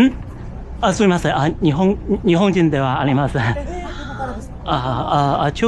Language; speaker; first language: Japanese; non-native, learner; Chinese